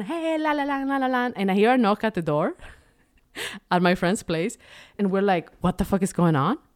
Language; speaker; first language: English; non-native, fluent; Spanish